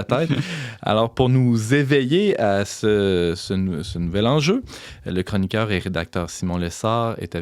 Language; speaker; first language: French; native; French